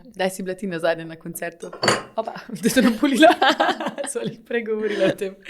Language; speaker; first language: Slovenian; native; Slovenian